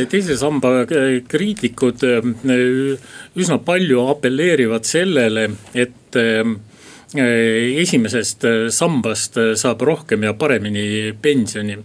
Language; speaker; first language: Estonian; native; Estonian